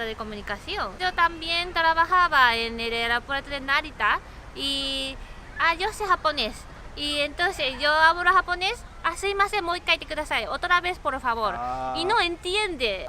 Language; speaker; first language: Spanish; non-native, fluent; Japanese